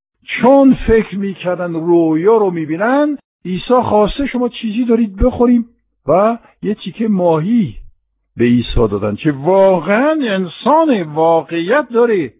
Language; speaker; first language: Persian; non-native, fluent; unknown